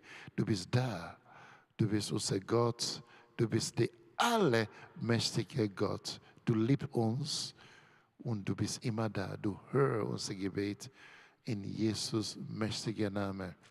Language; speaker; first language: German; non-native, learner; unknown